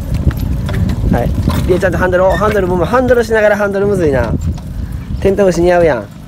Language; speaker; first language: Japanese; native; Japanese